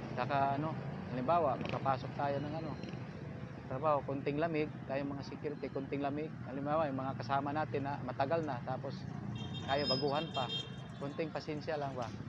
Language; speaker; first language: Filipino; non-native, local second language; Cebuano